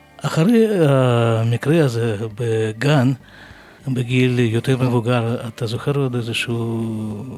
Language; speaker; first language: Hebrew; non-native, fluent; Russian